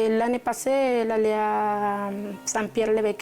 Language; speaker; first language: French; non-native, learner; Spanish